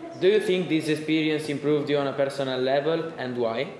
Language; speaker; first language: English; non-native, learner; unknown